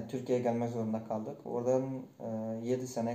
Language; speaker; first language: Turkish; non-native, fluent; Kurdish